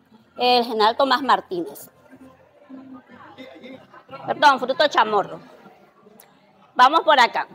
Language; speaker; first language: Spanish; native; Spanish